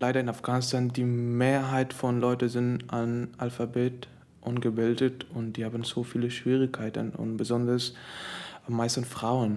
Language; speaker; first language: German; non-native, fluent; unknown